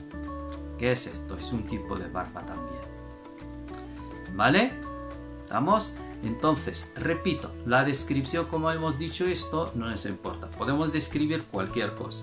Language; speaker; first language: Spanish; non-native, fluent; Arabic